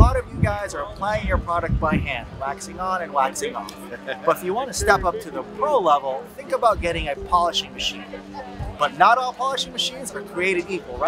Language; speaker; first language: English; native; English